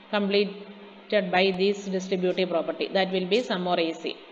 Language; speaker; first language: English; non-native, local second language; Malayalam